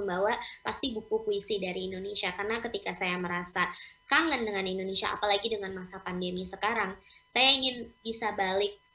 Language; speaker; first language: Indonesian; early bilingual, heritage; English